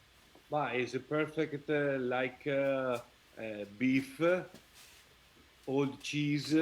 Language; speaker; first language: English; non-native, learner; Italian